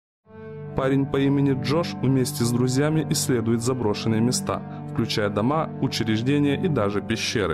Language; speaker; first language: Russian; native; Russian